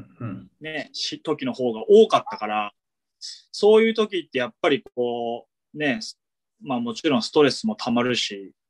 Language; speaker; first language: Japanese; native; Japanese